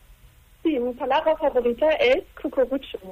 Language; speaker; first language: Spanish; non-native, learner; German